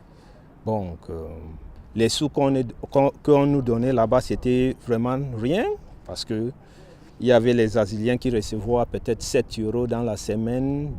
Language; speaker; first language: French; non-native, local second language; Wolof